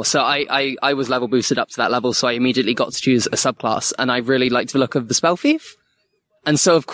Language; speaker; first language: English; native; English